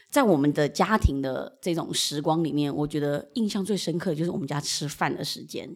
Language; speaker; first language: Chinese; native; Chinese